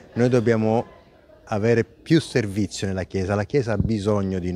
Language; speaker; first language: Italian; non-native, fluent; Portuguese